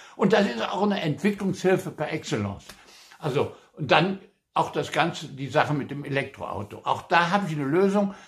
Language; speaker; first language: German; non-native, local second language; Luxembourgish